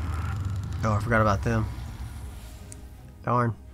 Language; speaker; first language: English; native; English